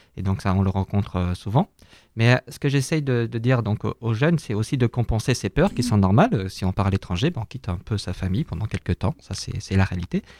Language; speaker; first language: French; native; French